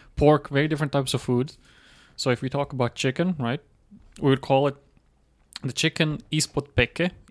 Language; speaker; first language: English; non-native, fluent; Croatian